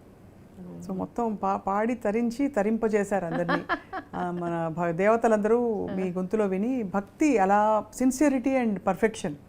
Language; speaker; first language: Telugu; native; Telugu